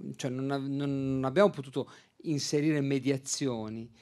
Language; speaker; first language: Italian; native; Italian